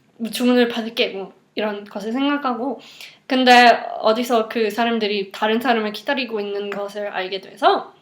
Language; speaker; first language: Korean; non-native, fluent; English